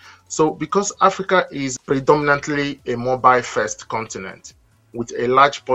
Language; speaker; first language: English; non-native, local second language; Igbo